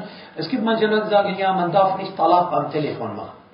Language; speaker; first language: German; non-native, fluent; Arabic